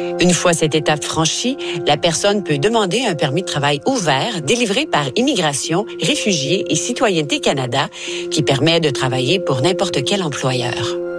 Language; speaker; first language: French; native; French